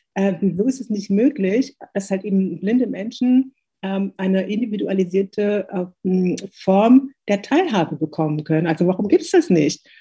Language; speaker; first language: German; early bilingual, other home language; Tigrinya